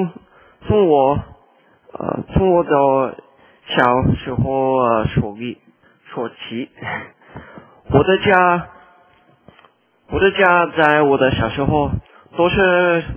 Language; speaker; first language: Chinese; non-native, learner; English